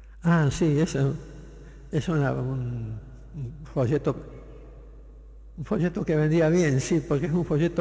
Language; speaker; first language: Spanish; native; Spanish